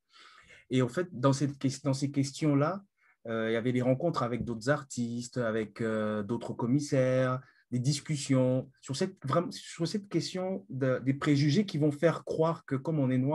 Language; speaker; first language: French; non-native, local second language; Lingala